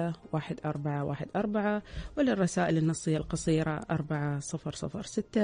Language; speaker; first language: Arabic; native; Arabic